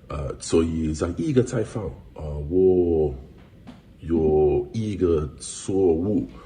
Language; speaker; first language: Chinese; non-native, learner; English